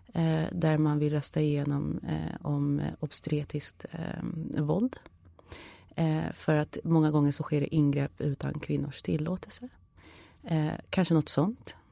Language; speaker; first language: Swedish; early bilingual, other home language; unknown